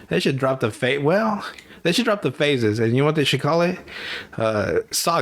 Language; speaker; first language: English; native; English